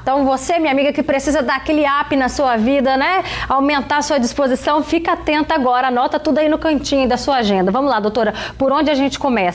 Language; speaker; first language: Portuguese; native; Portuguese